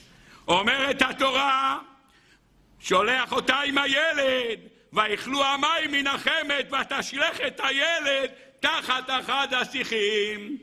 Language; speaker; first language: Hebrew; native; Hebrew